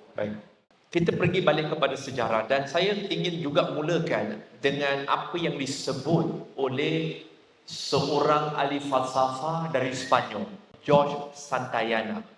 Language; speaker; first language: Malay; non-native, local second language; Chinese